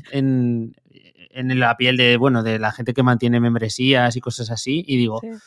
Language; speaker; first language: Spanish; native; Spanish